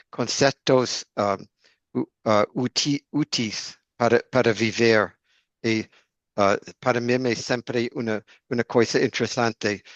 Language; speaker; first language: Portuguese; non-native, learner; English